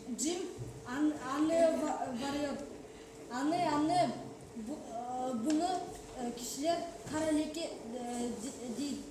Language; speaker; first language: Turkish; non-native, learner; Kazakh